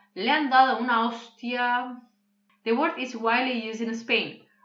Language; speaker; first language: Spanish; non-native, local second language; Catalan